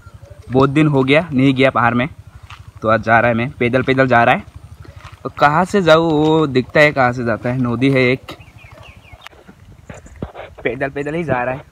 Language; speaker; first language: Hindi; non-native, local second language; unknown